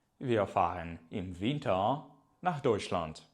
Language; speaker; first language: German; non-native, fluent; Ukrainian